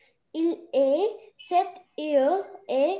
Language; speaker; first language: French; non-native, learner; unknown